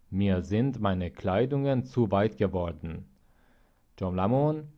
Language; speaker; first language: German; non-native, fluent; Persian